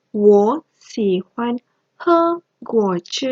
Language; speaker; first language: Chinese; non-native, local second language; Malay